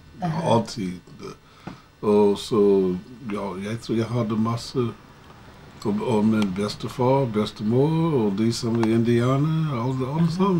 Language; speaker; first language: Norwegian; non-native, fluent; English